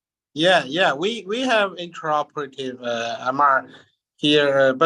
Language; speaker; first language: English; non-native, learner; Chinese